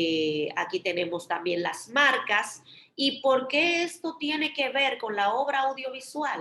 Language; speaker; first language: Spanish; native; Spanish